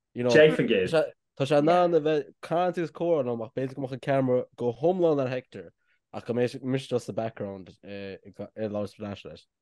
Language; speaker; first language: Irish; native; Irish